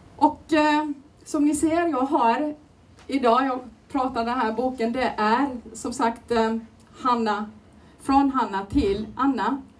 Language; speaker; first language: Swedish; non-native, fluent; Turoyo